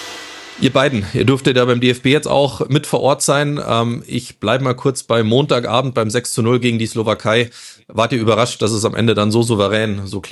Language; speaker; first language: German; native; German